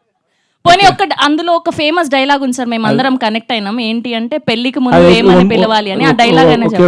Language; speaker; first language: Telugu; native; Telugu